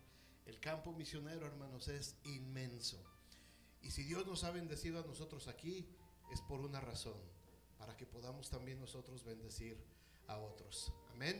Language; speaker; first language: Spanish; native; Spanish